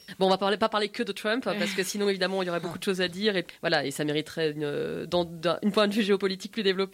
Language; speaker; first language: French; native; French